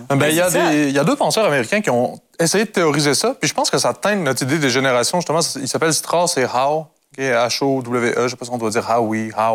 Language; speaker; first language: French; native; French